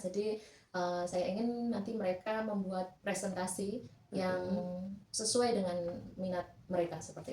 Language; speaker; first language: Indonesian; native; Indonesian